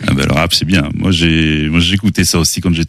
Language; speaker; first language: French; native; French